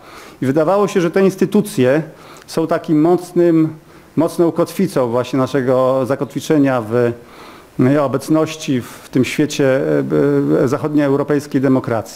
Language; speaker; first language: Polish; native; Polish